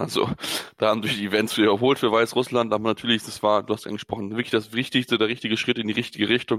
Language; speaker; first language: German; native; German